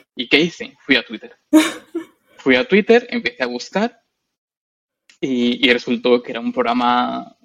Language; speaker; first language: Spanish; native; Spanish